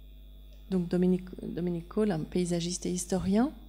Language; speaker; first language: French; native; French